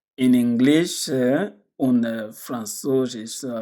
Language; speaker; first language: German; non-native, learner; French